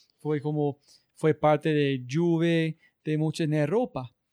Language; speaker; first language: Spanish; non-native, learner; English